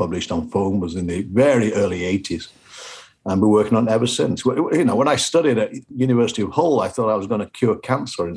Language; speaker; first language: English; native; English